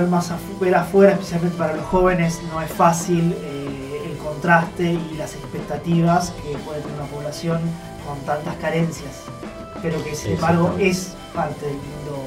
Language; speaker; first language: Spanish; native; Spanish